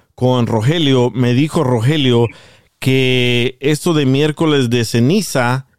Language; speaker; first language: Spanish; native; Spanish